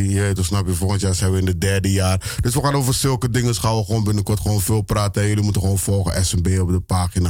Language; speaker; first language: Dutch; native; Dutch